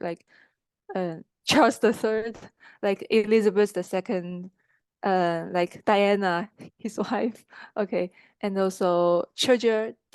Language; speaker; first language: English; non-native, fluent; Chinese